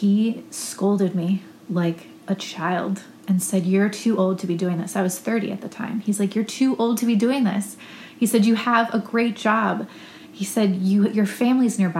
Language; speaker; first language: English; native; English